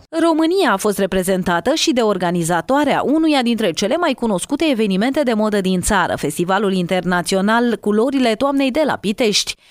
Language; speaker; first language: Romanian; native; Romanian